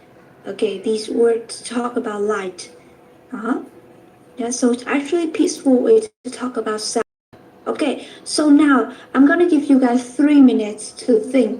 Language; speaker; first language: English; non-native, fluent; Vietnamese